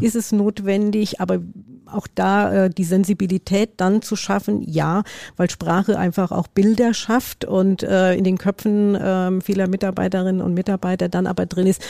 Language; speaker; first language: German; native; German